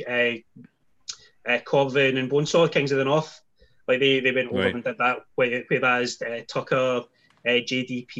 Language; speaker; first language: English; native; English